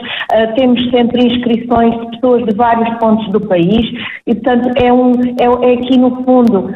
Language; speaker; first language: Portuguese; native; Portuguese